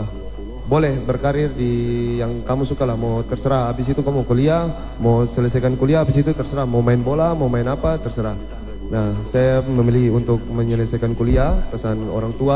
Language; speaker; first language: Indonesian; native; Indonesian